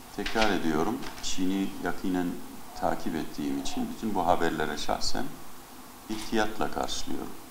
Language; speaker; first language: Turkish; native; Turkish